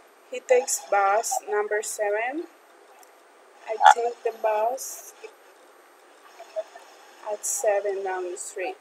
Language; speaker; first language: English; non-native, fluent; Spanish